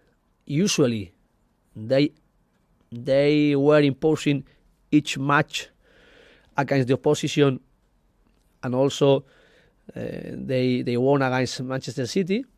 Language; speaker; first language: English; non-native, learner; Spanish